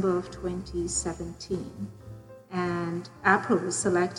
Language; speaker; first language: English; non-native, local second language; Urdu